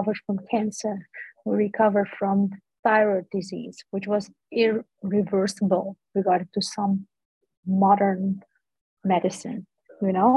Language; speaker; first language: English; non-native, fluent; Dutch